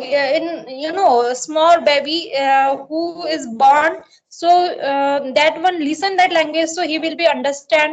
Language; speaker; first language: English; non-native, learner; Marathi